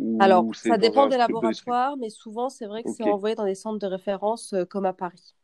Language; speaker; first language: French; native; French